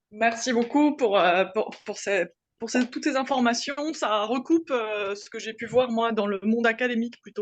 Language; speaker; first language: French; native; French